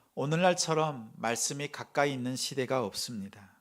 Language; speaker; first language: Korean; native; Korean